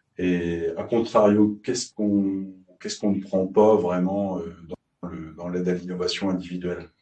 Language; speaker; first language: French; native; French